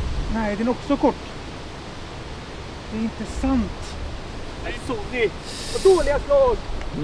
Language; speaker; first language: Swedish; native; Swedish